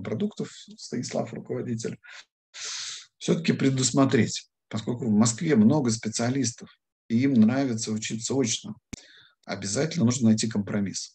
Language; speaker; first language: Russian; native; Russian